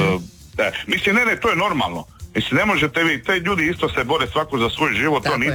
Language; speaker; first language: Serbian; native; Serbian